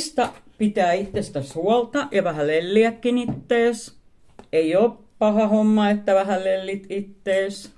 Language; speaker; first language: Finnish; native; Finnish